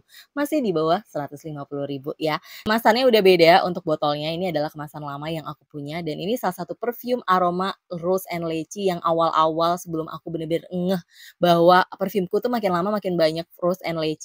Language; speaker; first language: Indonesian; native; Indonesian